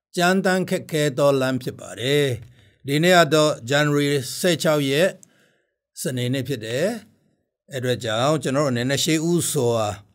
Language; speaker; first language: Burmese; non-native, local second language; Tedim Chin